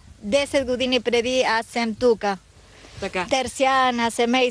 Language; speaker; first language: Bulgarian; non-native, learner; Spanish